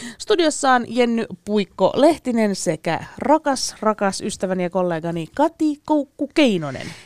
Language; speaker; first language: Finnish; native; Finnish